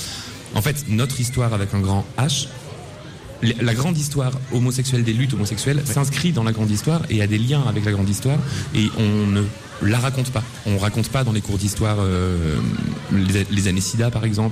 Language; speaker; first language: French; native; French